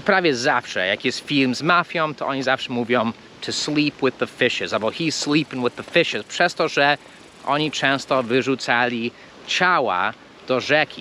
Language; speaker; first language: Polish; non-native, fluent; English